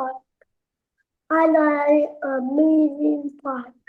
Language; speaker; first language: English; non-native, learner; Vietnamese